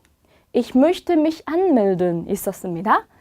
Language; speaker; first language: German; non-native, fluent; Korean